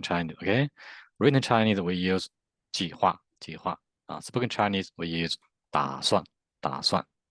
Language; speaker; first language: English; non-native, learner; Chinese